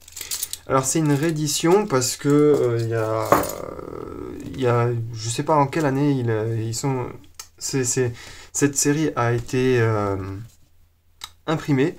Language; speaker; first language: French; native; French